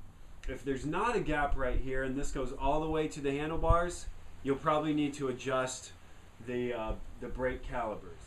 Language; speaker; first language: English; native; English